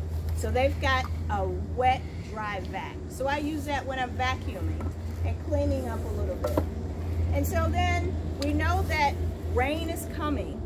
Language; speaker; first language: English; native; English